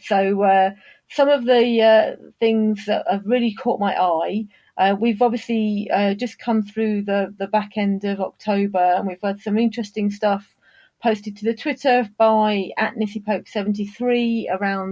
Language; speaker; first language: English; native; English